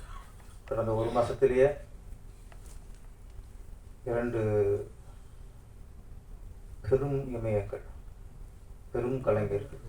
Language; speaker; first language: Tamil; native; Tamil